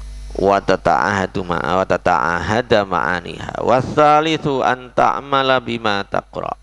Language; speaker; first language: Arabic; non-native, fluent; Javanese